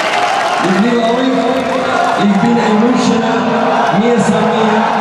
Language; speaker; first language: German; non-native, learner; Catalan